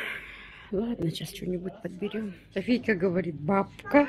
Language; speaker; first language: Russian; native; Russian